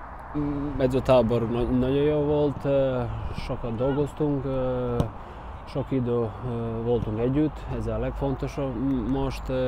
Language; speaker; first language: Hungarian; non-native, learner; Serbian